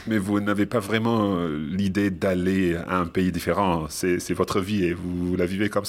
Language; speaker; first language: French; non-native, fluent; English